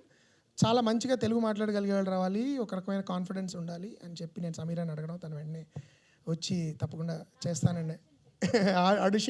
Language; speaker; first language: Telugu; native; Telugu